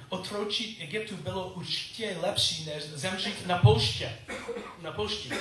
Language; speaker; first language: Czech; non-native, learner; English